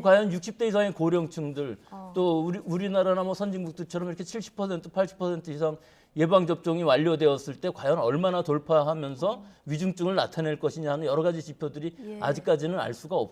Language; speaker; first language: Korean; native; Korean